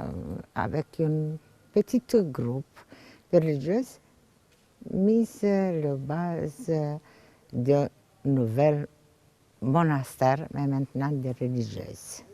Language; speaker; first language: French; non-native, learner; Romanian